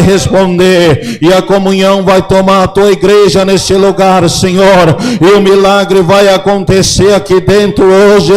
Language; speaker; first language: Portuguese; native; Portuguese